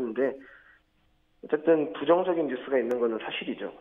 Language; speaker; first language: Korean; native; Korean